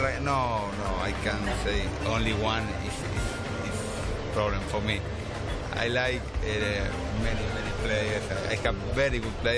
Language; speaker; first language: English; non-native, learner; Spanish